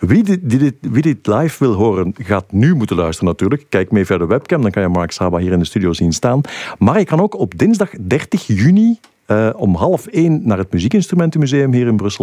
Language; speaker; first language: Dutch; native; Dutch